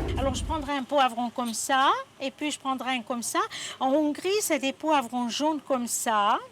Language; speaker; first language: French; non-native, fluent; Hungarian